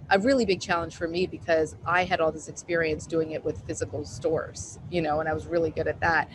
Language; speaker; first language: English; native; English